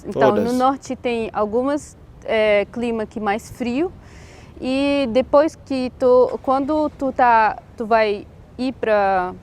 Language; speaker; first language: Portuguese; non-native, fluent; Arabic